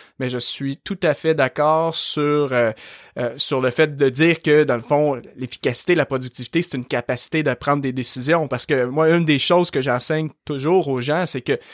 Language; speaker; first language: French; native; French